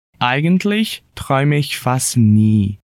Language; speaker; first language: German; non-native, fluent; Portuguese